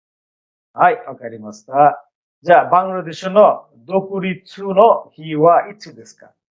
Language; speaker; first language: Japanese; non-native, fluent; Bangla